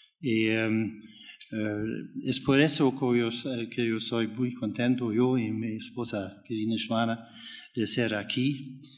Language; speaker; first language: Spanish; non-native, fluent; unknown